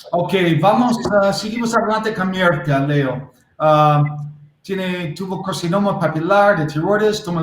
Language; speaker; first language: Spanish; non-native, learner; English